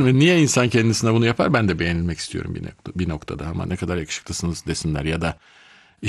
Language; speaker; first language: Turkish; native; Turkish